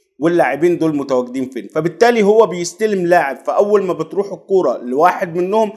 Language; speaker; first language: Arabic; native; Arabic